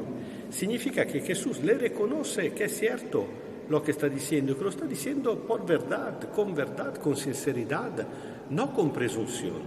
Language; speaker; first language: Spanish; non-native, fluent; Italian